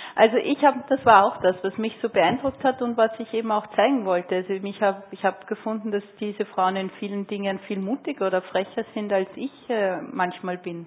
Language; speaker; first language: German; native; German